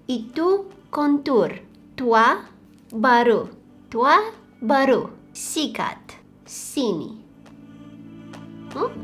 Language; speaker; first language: Indonesian; non-native, learner; Bulgarian